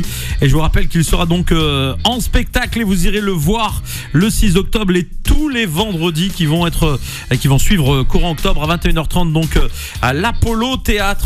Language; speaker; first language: French; native; French